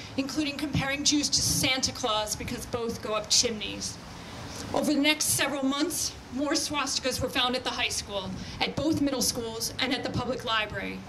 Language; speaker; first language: English; native; English